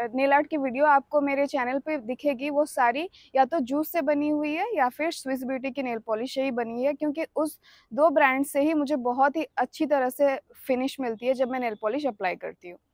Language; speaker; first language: Hindi; non-native, local second language; Odia